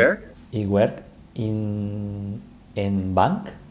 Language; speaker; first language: Dutch; non-native, learner; Spanish